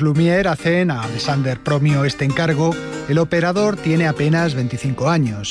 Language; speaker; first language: Spanish; native; Spanish